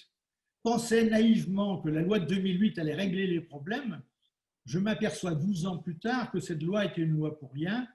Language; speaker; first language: French; native; French